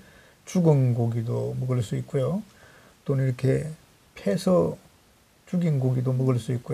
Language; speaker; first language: Korean; native; Korean